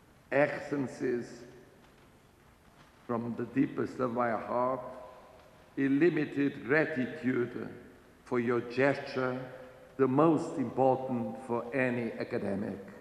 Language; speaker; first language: English; non-native, fluent; Portuguese